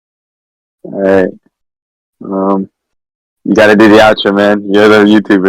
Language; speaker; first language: English; native; English